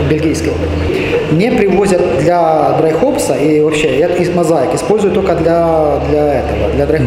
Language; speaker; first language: Russian; native; Russian